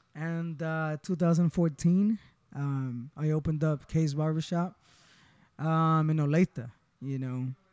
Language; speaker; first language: English; early bilingual, other home language; Spanish